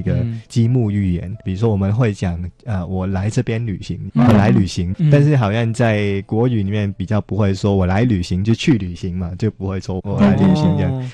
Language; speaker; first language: Chinese; non-native, local second language; Cantonese